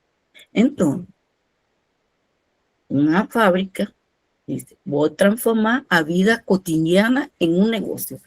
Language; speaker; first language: Portuguese; non-native, fluent; Spanish